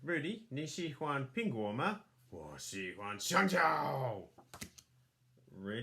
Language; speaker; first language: Chinese; non-native, fluent; English